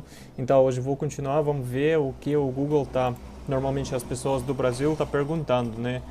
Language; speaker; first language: Portuguese; non-native, learner; Russian